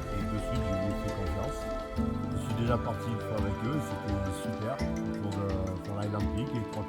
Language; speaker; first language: French; native; French